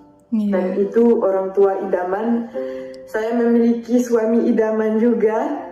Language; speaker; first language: Indonesian; non-native, fluent; French